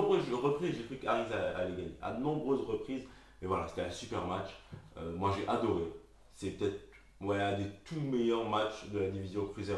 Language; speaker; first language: French; native; French